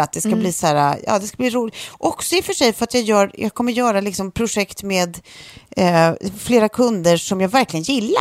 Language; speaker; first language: Swedish; native; Swedish